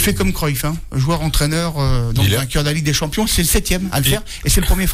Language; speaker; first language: French; native; French